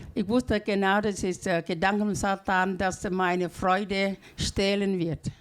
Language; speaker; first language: German; non-native, learner; Thai